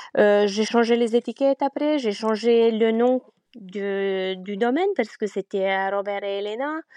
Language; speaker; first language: French; non-native, fluent; Romanian